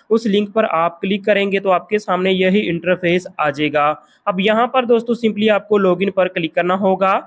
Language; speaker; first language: Hindi; non-native, local second language; Punjabi